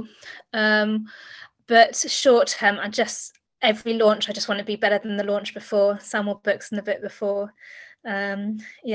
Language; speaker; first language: English; native; English